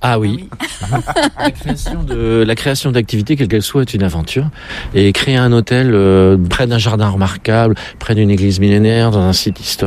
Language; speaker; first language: French; native; French